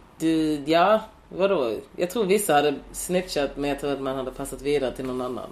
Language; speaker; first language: Swedish; native; Swedish